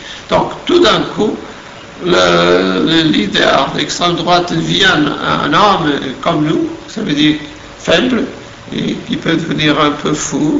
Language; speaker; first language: French; non-native, fluent; Portuguese